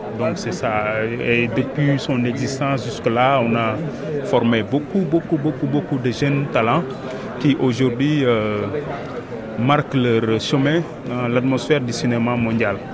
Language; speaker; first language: French; non-native, local second language; Wolof